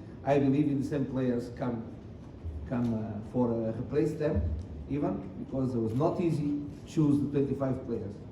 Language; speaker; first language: English; non-native, learner; Portuguese